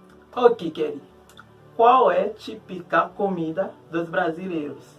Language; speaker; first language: Portuguese; non-native, learner; Haitian Creole